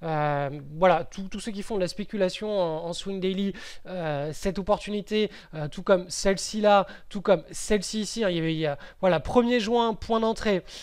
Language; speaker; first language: French; native; French